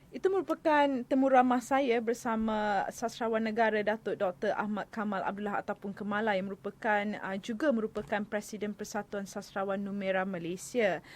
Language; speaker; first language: Malay; native; Malay